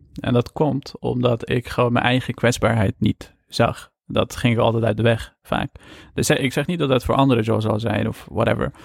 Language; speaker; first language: Dutch; early bilingual, other home language; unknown